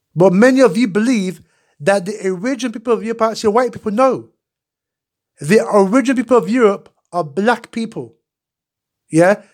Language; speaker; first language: English; non-native, local second language; Akan